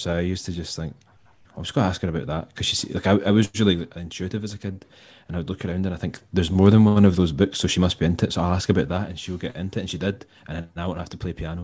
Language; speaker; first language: English; native; English